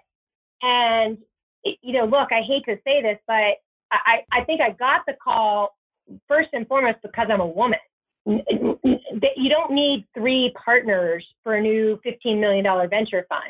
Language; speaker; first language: English; native; English